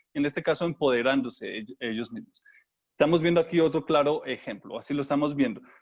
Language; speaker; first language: Spanish; native; Spanish